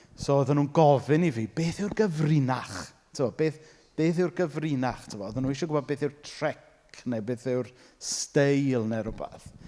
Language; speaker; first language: Welsh; native; Welsh